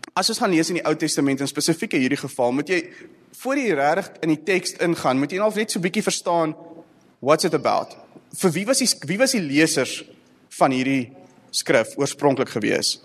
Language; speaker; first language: Afrikaans; non-native, local second language; English